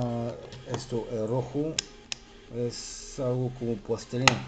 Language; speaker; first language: Spanish; non-native, fluent; Bulgarian